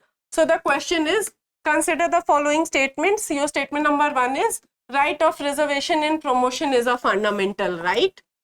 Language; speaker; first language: English; non-native, local second language; Hindi